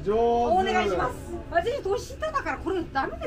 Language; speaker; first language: Japanese; non-native, learner; Korean